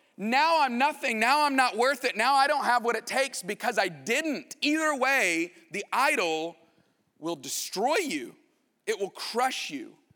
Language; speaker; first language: English; native; English